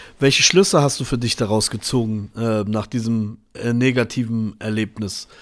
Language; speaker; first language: German; native; German